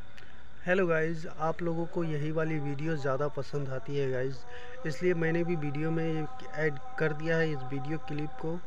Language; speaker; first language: Hindi; native; Hindi